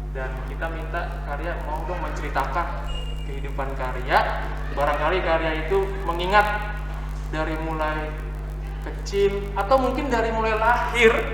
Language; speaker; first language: Indonesian; native; Indonesian